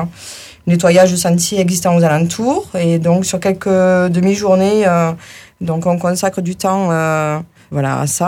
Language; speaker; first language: French; native; French